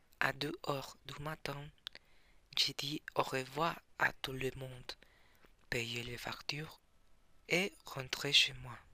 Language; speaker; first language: French; non-native, learner; Spanish